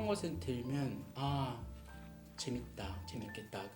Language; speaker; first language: Korean; non-native, learner; Japanese